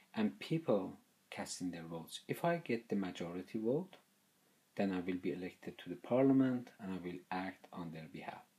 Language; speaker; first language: English; non-native, fluent; Persian